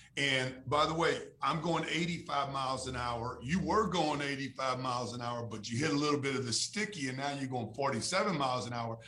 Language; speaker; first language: English; native; English